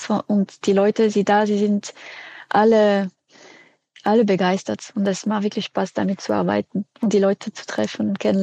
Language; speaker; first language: German; non-native, fluent; French